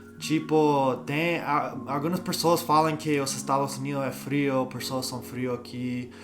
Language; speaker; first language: Portuguese; non-native, learner; English